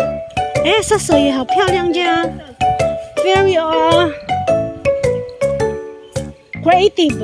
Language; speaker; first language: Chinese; non-native, learner; Filipino